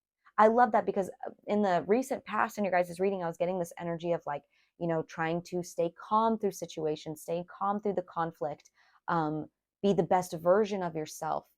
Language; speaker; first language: English; native; English